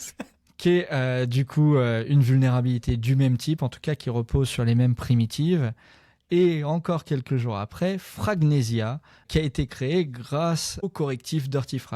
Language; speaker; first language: French; native; French